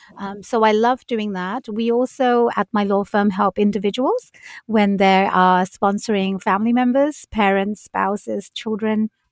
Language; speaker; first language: English; native; English